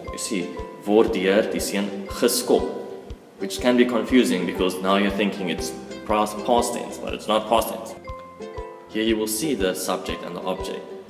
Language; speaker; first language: English; non-native, local second language; Afrikaans